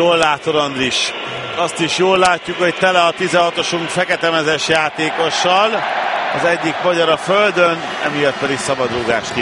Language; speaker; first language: Hungarian; native; Hungarian